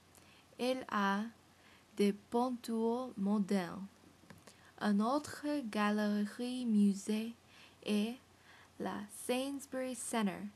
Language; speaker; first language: French; non-native, learner; English